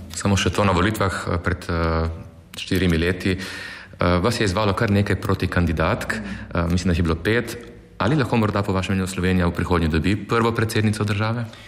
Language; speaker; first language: Slovenian; native; Slovenian